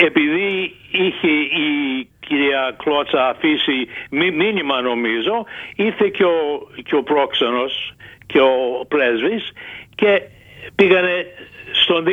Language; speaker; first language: Greek; early bilingual, heritage; Greek